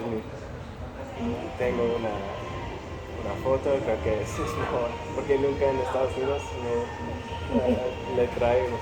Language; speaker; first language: Spanish; non-native, learner; English